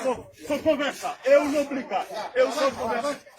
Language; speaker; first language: Portuguese; non-native, learner; Haitian Creole